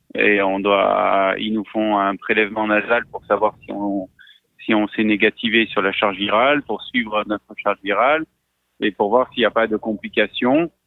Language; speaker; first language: French; native; French